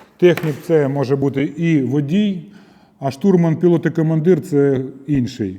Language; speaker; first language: Ukrainian; non-native, local second language; Russian